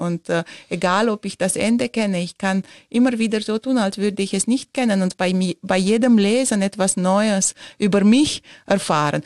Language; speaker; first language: German; non-native, fluent; Romanian